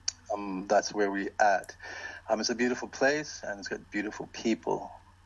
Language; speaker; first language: English; non-native, local second language; Xhosa